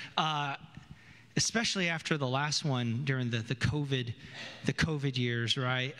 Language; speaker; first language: English; native; English